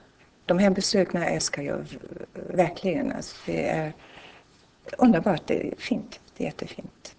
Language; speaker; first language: Swedish; non-native, fluent; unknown